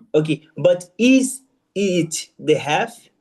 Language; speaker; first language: English; non-native, fluent; Portuguese